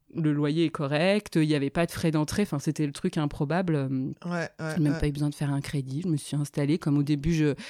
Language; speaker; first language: French; native; French